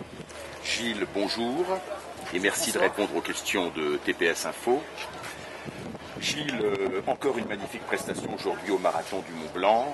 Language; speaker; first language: French; native; French